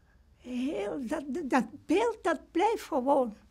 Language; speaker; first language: Dutch; early bilingual, other home language; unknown